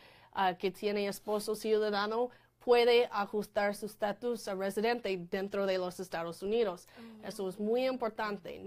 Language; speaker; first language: Spanish; non-native, fluent; English